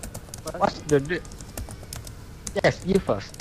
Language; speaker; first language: English; non-native, learner; Vietnamese